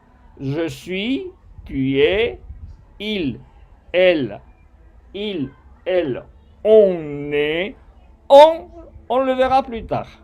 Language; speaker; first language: French; non-native, fluent; Spanish